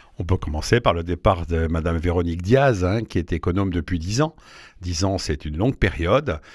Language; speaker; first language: French; native; French